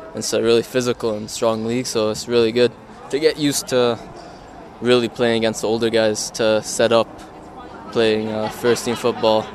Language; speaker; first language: English; native; English